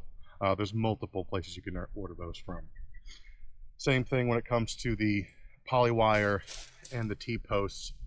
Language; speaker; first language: English; native; English